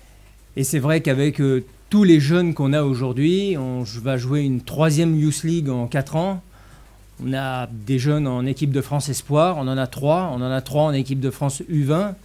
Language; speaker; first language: French; native; French